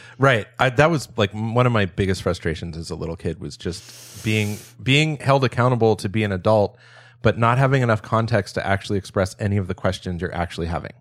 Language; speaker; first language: English; native; English